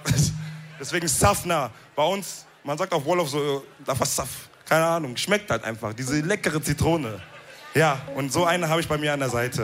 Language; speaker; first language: German; early bilingual, other home language; Wolof